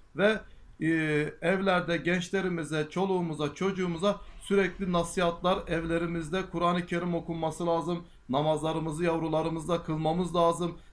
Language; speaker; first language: Turkish; non-native, local second language; Kurdish